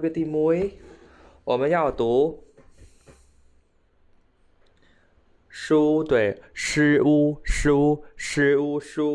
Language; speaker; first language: Chinese; non-native, fluent; Khmer